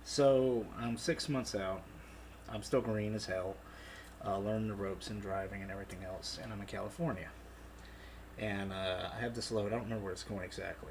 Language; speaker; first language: English; native; English